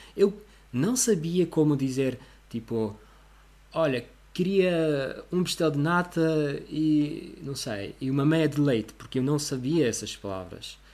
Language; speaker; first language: Portuguese; non-native, fluent; Russian